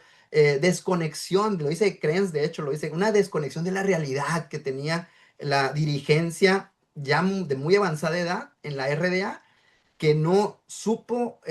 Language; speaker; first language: Spanish; native; Spanish